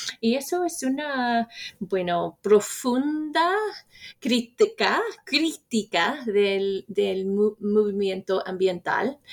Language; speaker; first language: Spanish; non-native, fluent; English